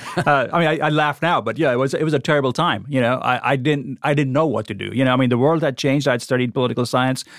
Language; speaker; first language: English; non-native, local second language; Gujarati